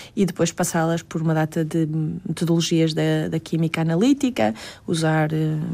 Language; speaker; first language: Portuguese; native; Portuguese